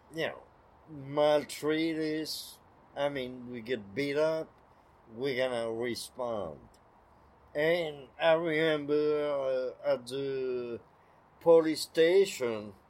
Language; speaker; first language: English; non-native, learner; French